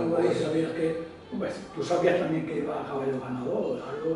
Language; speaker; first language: Spanish; native; Spanish